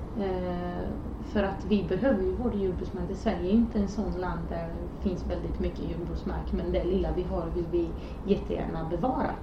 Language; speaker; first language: Swedish; non-native, fluent; Romanian